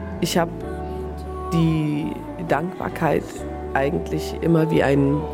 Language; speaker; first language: German; early bilingual, other home language; Persian